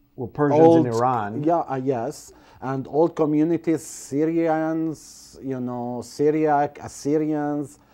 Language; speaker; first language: English; non-native, fluent; Arabic